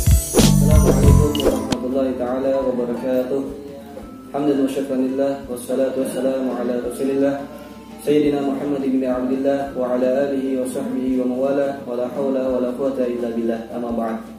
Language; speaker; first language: Arabic; non-native, fluent; Indonesian